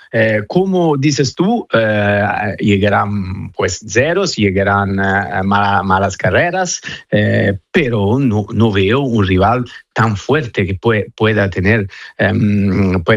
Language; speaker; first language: Spanish; non-native, fluent; Italian